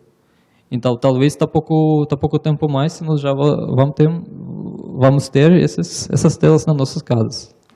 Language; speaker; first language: Portuguese; non-native, learner; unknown